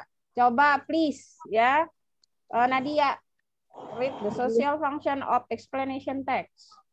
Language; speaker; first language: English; non-native, learner; Indonesian